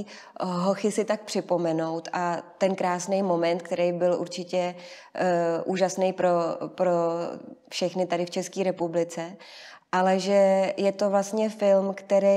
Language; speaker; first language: Czech; native; Czech